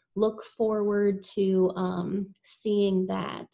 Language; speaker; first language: English; native; English